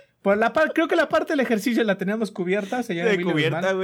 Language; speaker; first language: Spanish; native; Spanish